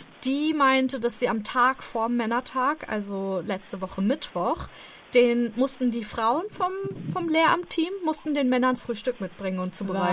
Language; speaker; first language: German; native; German